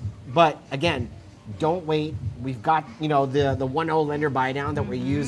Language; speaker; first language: English; native; English